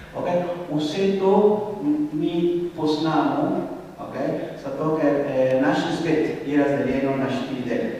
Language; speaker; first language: Slovenian; non-native, fluent; Spanish